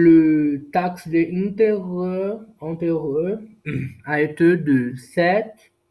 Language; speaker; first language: French; non-native, learner; Portuguese